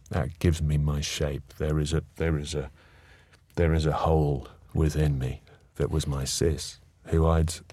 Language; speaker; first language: English; native; English